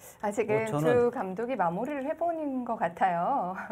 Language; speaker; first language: Korean; native; Korean